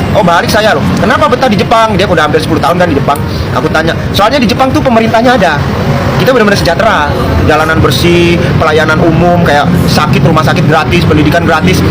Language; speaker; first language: Indonesian; native; Indonesian